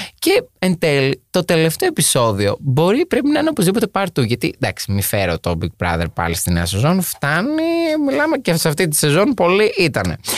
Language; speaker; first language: Greek; native; Greek